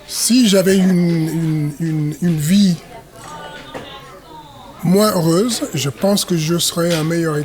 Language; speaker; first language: French; non-native, fluent; English